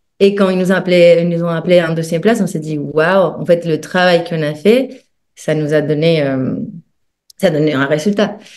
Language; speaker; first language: French; non-native, fluent; Spanish